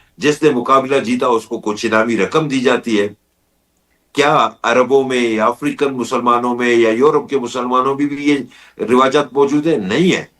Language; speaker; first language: Urdu; non-native, local second language; Baluchi